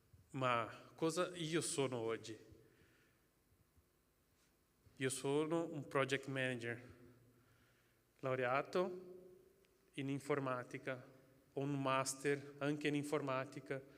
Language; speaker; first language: Italian; non-native, fluent; Portuguese